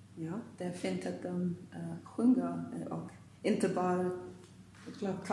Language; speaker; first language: Swedish; non-native, learner; English